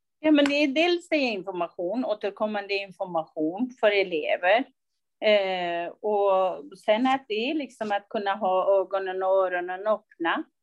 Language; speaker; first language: Swedish; non-native, fluent; Persian